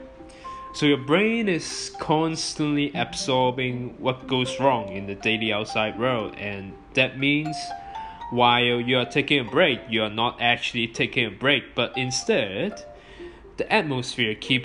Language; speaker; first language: English; non-native, local second language; Cantonese